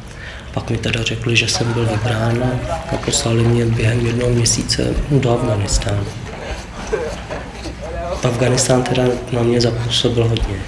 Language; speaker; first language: Czech; native; Czech